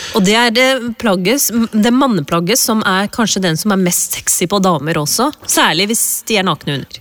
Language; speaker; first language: Norwegian; early bilingual, other home language; Urdu